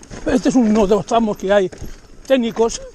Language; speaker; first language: Spanish; native; Spanish